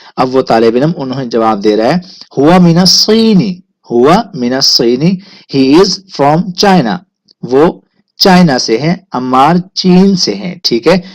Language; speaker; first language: Urdu; native; Urdu